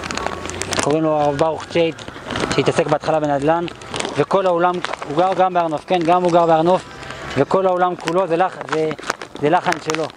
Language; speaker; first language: Hebrew; native; Hebrew